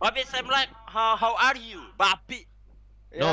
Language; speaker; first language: English; non-native, learner; Indonesian